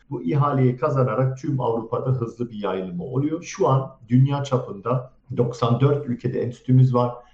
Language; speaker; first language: Turkish; early bilingual, heritage; Turkish